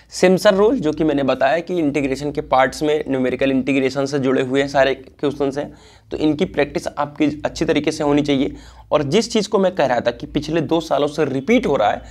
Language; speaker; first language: Hindi; native; Hindi